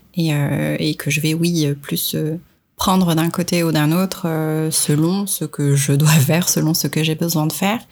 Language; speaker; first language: French; non-native, local second language; Arabic